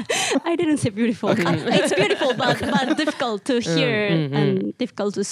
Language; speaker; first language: English; non-native, learner; Japanese